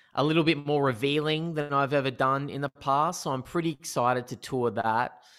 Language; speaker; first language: English; native; English